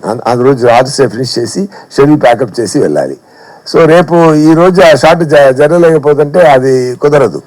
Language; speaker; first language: Telugu; non-native, fluent; Tamil